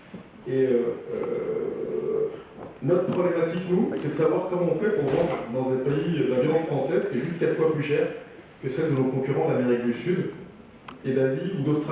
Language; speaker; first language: French; native; French